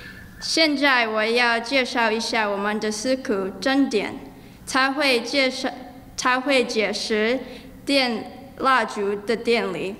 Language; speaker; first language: Chinese; non-native, learner; English